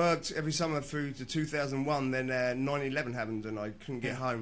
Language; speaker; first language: English; native; English